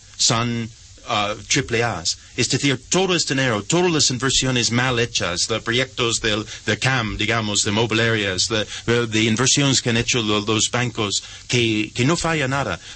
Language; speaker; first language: Spanish; non-native, fluent; English